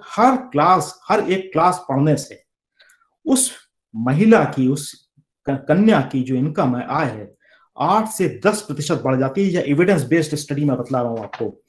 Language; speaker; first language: Hindi; native; Hindi